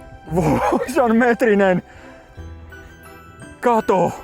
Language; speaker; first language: Finnish; non-native, learner; English